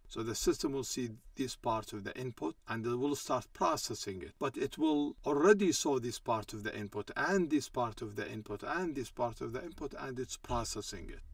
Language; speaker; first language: English; non-native, fluent; Arabic